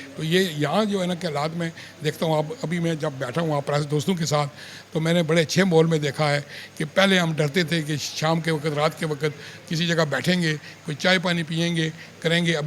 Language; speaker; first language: Urdu; non-native, local second language; Punjabi